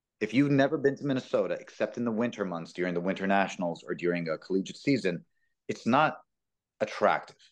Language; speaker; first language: English; early bilingual, other home language; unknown